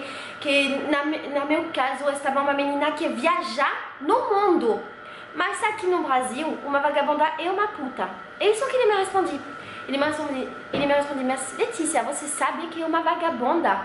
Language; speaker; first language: Portuguese; non-native, fluent; French